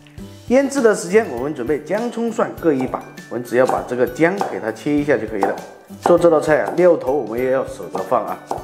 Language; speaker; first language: Chinese; non-native, local second language; Hakka Chinese